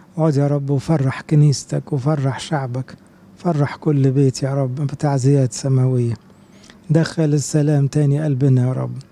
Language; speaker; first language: Arabic; native; Arabic